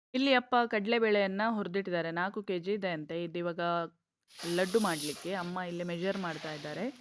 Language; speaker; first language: Kannada; non-native, local second language; Konkani